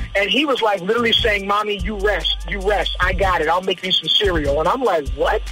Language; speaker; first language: English; native; English